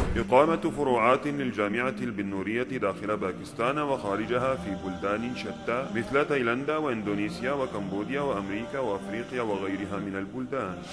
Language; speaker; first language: Arabic; non-native, fluent; Urdu